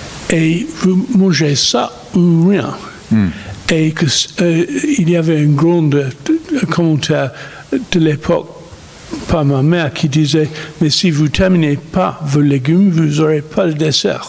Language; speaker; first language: French; non-native, fluent; English